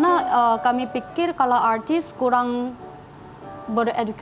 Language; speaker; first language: Indonesian; non-native, fluent; Korean